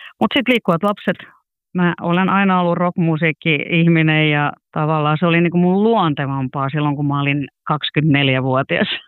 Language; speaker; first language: Finnish; native; Finnish